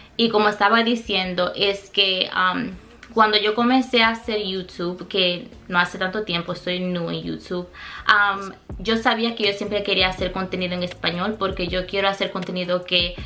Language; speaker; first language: Spanish; early bilingual, heritage; Spanish